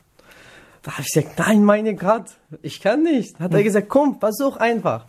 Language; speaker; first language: German; non-native, learner; Kurdish